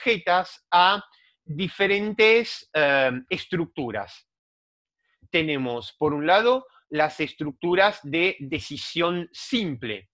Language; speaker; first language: Spanish; native; Spanish